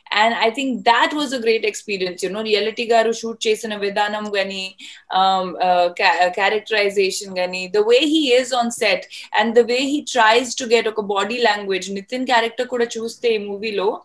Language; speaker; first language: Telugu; non-native, fluent; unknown